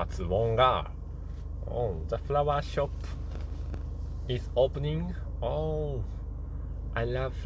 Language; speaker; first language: English; non-native, learner; Japanese